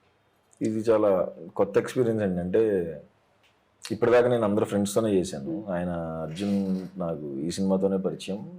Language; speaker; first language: Telugu; native; Telugu